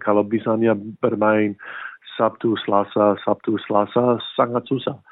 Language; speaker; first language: Indonesian; early bilingual, heritage; English